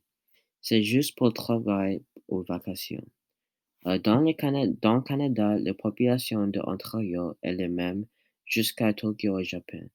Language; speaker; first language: French; non-native, learner; English